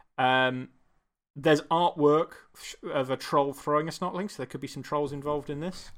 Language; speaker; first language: English; native; English